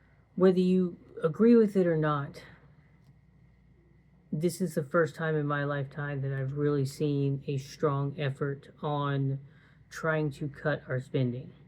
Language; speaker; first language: English; native; English